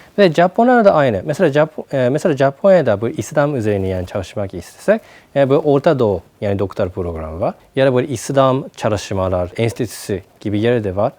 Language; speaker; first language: Turkish; non-native, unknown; Japanese